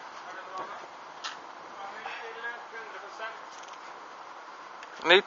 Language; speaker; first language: Norwegian; non-native, learner; Latvian